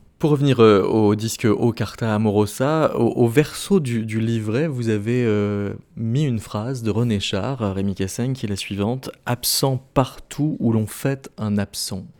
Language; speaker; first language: French; native; French